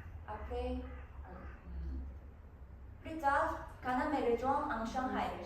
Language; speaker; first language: French; non-native, learner; Korean